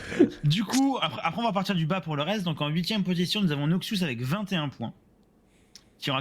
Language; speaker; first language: French; native; French